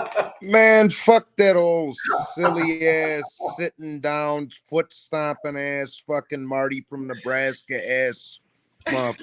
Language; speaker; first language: English; native; English